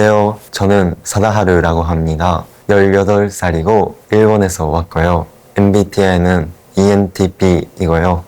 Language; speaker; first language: Korean; non-native, fluent; Japanese